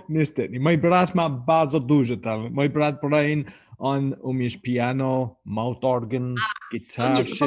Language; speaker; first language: Polish; non-native, learner; English